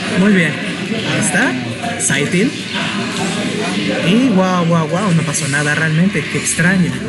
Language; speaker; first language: Spanish; native; Spanish